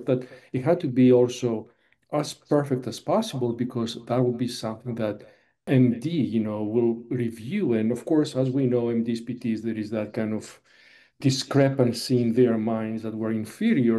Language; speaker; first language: English; non-native, fluent; Greek